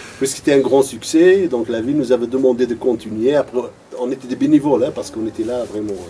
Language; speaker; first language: French; non-native, local second language; Arabic